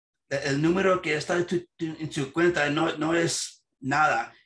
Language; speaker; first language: Spanish; non-native, learner; English